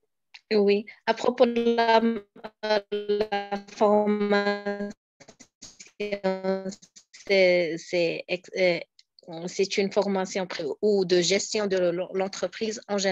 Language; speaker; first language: French; non-native, learner; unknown